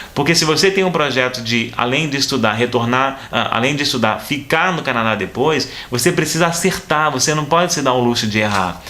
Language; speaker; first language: Portuguese; native; Portuguese